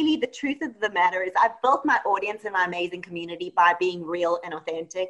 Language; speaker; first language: English; native; English